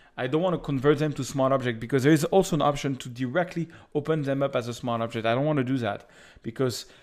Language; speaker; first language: English; non-native, fluent; French